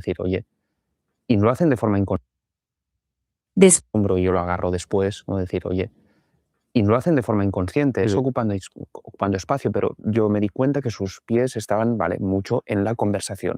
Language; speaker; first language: Spanish; native; Spanish